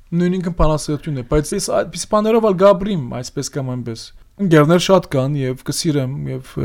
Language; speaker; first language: Armenian; early bilingual, heritage; Armenian